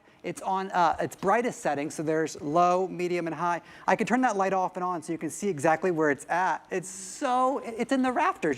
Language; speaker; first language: English; native; English